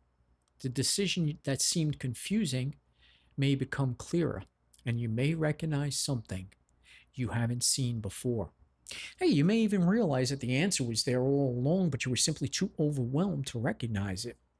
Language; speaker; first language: English; native; English